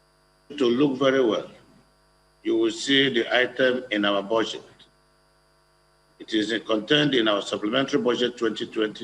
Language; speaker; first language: English; non-native, local second language; Igbo